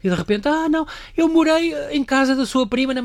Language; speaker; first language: Portuguese; native; Portuguese